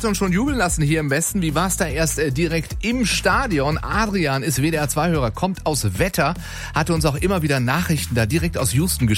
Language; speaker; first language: German; native; German